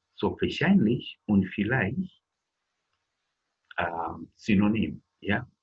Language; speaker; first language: German; non-native, learner; English